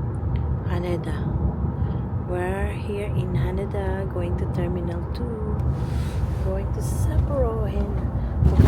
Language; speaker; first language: English; non-native, local second language; Filipino